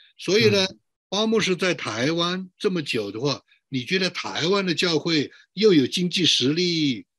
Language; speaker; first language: Chinese; native; Chinese